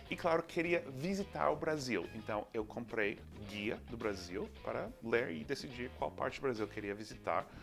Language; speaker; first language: Portuguese; non-native, fluent; English